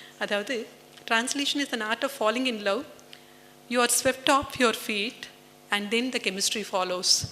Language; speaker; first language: English; non-native, local second language; Tamil